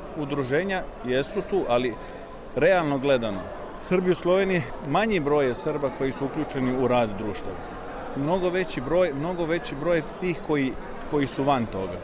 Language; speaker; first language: Serbian; early bilingual, heritage; Serbian